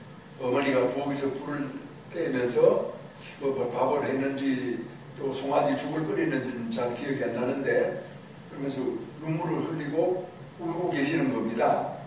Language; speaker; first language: Korean; native; Korean